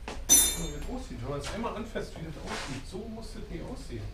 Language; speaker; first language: German; native; German